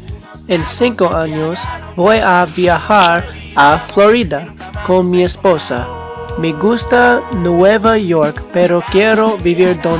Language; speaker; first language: Spanish; non-native, learner; English